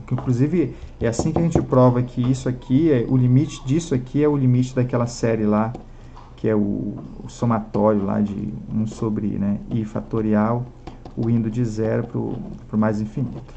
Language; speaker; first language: Portuguese; native; Portuguese